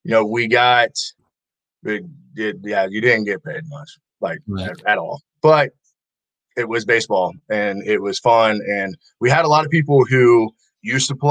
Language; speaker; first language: English; native; English